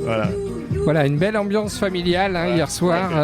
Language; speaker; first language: French; native; French